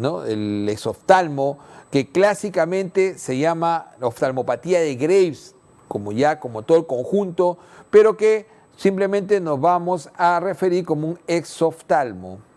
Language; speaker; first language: Spanish; native; Spanish